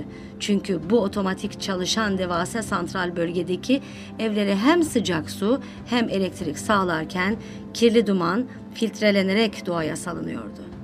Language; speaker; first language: Turkish; native; Turkish